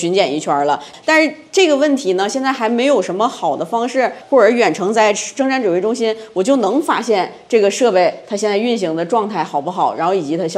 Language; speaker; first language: Chinese; native; Chinese